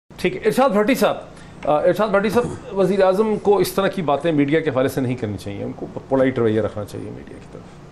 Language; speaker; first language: Urdu; native; Urdu